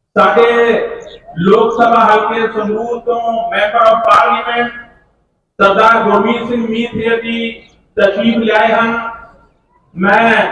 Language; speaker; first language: Hindi; non-native, local second language; Punjabi